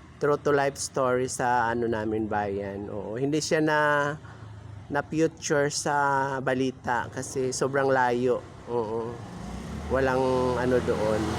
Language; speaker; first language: Filipino; non-native, local second language; Cebuano